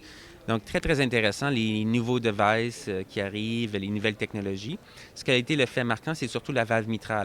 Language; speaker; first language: French; native; French